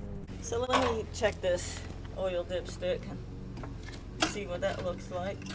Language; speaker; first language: English; native; English